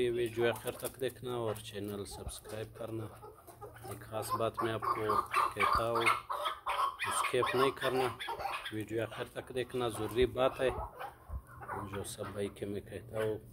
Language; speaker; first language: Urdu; non-native, local second language; Pashto